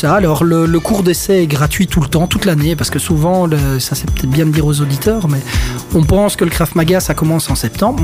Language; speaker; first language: French; native; French